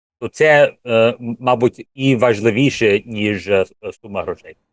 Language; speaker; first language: Ukrainian; early bilingual, heritage; English